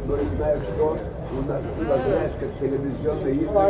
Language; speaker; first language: Russian; non-native, fluent; Lithuanian